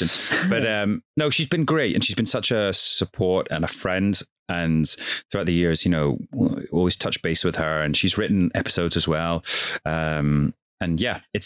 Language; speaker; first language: English; native; English